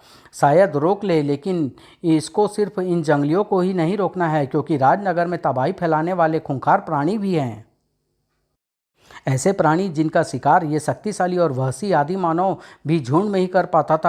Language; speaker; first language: Hindi; native; Hindi